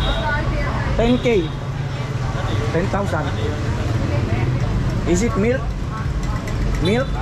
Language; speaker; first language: English; non-native, local second language; Filipino